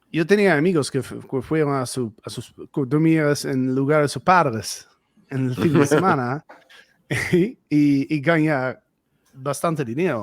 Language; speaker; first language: Spanish; non-native, fluent; Dutch